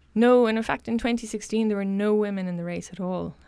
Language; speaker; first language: English; native; English